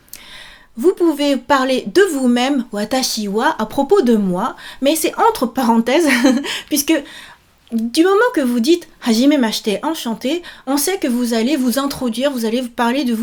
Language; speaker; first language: French; native; French